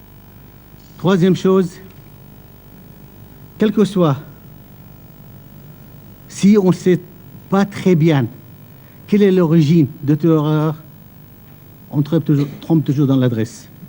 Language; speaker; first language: French; non-native, fluent; Arabic